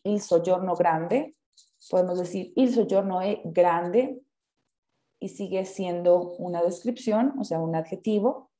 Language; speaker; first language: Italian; non-native, fluent; Spanish